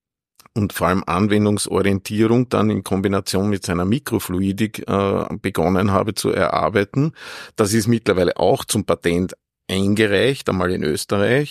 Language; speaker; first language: German; native; German